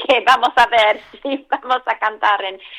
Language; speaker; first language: Spanish; non-native, fluent; English